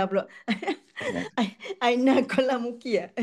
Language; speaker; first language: Arabic; non-native, learner; Malay